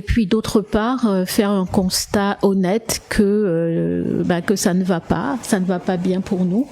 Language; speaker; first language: French; native; French